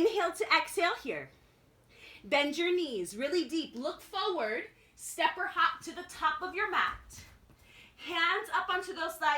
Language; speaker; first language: English; native; English